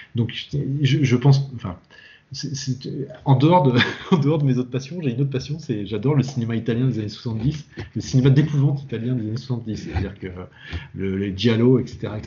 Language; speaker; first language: French; native; French